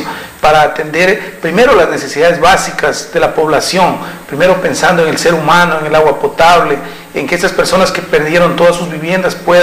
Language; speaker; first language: Spanish; native; Spanish